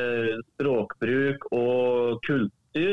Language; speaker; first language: Norwegian; native; Norwegian